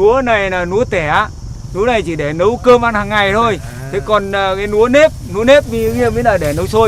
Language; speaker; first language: Vietnamese; native; Vietnamese